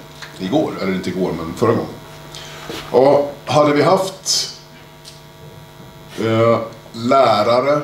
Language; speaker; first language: Swedish; native; Swedish